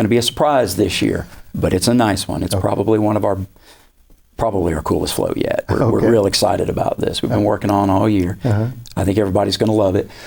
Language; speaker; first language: English; native; English